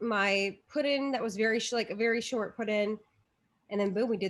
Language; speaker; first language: English; native; English